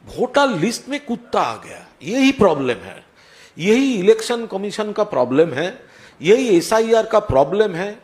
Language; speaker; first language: Hindi; non-native, local second language; Bangla